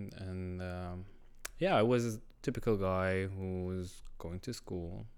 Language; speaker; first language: English; non-native, learner; Arabic